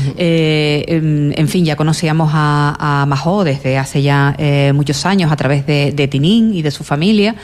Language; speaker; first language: Spanish; native; Spanish